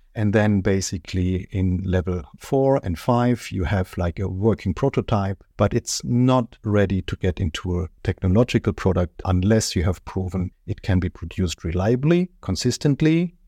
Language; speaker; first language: English; non-native, fluent; German